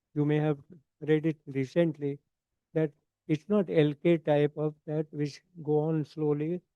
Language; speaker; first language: English; non-native, local second language; Marathi